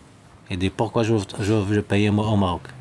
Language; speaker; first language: French; non-native, learner; Arabic